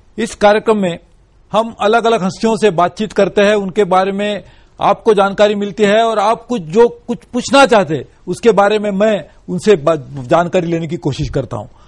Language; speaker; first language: Hindi; native; Hindi